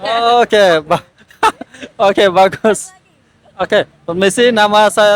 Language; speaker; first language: Indonesian; non-native, fluent; Persian